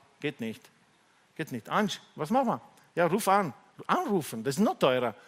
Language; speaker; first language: German; non-native, fluent; Italian